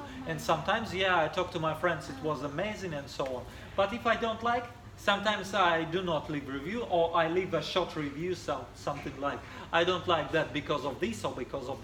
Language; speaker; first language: English; non-native, fluent; Russian